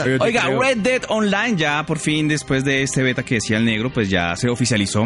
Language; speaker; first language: Spanish; native; Spanish